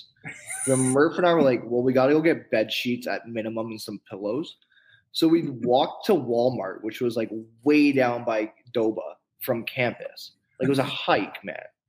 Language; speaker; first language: English; native; English